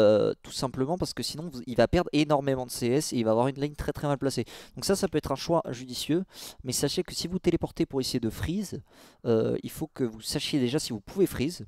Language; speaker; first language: French; native; French